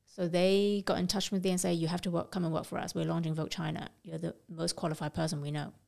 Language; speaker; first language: English; non-native, local second language; Cantonese